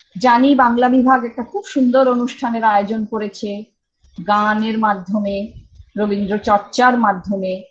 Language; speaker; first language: Bangla; early bilingual, heritage; Bangla